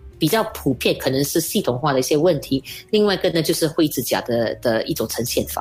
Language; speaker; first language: Chinese; native; Chinese